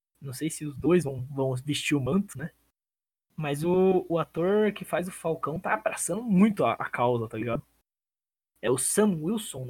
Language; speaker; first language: Portuguese; native; Portuguese